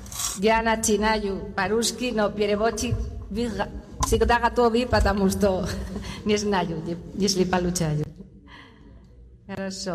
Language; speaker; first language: Russian; non-native, learner; Spanish